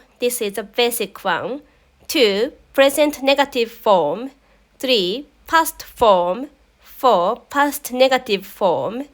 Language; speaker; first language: English; non-native, fluent; Japanese